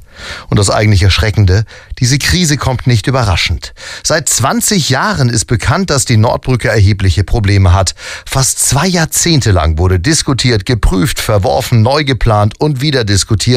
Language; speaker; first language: German; native; German